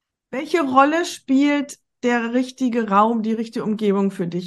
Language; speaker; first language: German; native; German